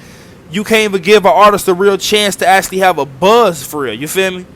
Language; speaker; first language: English; native; English